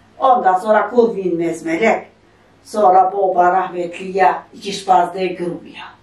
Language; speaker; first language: Albanian; early bilingual, heritage; Albanian